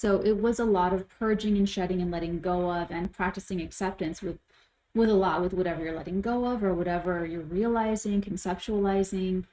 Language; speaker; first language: English; native; English